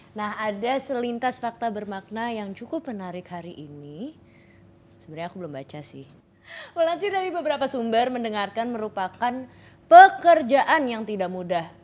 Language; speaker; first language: Indonesian; native; Indonesian